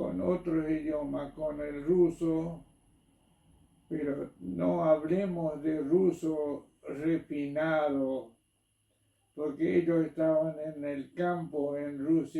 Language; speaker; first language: Spanish; non-native, local second language; German